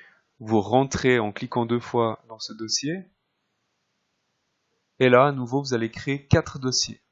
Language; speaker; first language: French; native; French